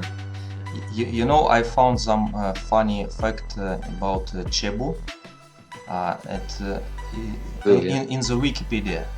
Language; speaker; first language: English; non-native, learner; Russian